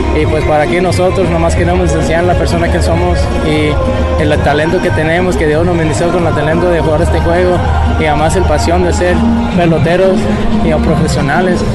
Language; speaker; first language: Spanish; early bilingual, heritage; Spanish